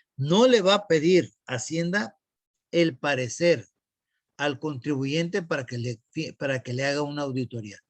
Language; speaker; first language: Spanish; native; Spanish